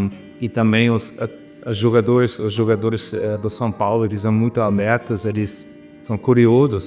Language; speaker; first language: Portuguese; non-native, fluent; German